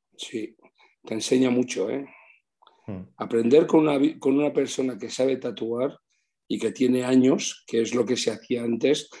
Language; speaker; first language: Spanish; early bilingual, heritage; Spanish